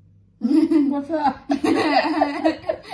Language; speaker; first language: English; non-native, fluent; Indonesian